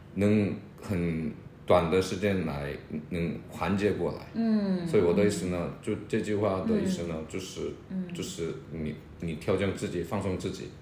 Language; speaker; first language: Chinese; non-native, fluent; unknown